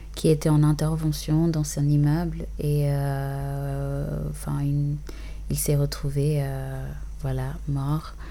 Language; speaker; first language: French; early bilingual, other home language; English